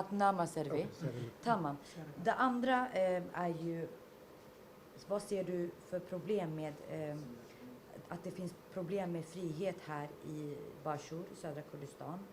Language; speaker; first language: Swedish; non-native, fluent; Kurdish